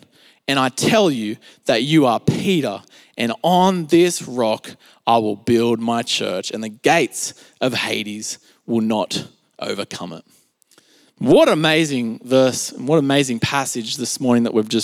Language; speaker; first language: English; native; English